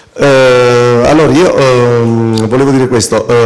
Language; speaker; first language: Italian; native; Italian